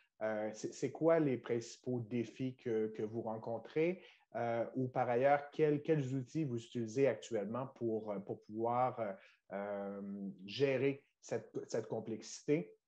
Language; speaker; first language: French; native; French